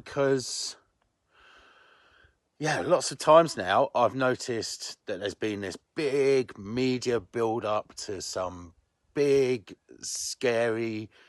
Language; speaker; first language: English; native; English